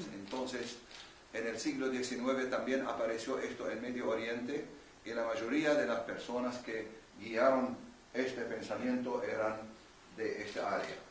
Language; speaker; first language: Spanish; non-native, fluent; Arabic